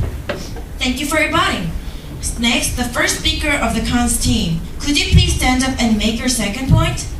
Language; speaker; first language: English; non-native, fluent; Korean